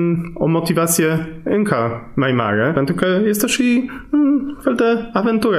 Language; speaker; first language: Romanian; non-native, fluent; Polish